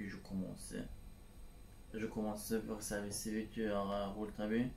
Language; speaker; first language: French; non-native, learner; Turkish